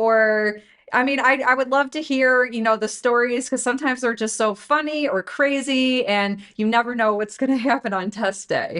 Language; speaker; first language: English; native; English